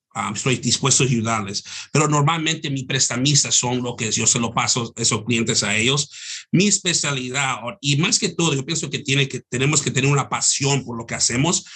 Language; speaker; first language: Spanish; early bilingual, heritage; Spanish